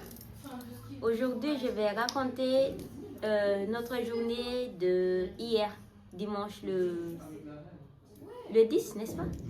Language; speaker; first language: French; non-native, learner; Malagasy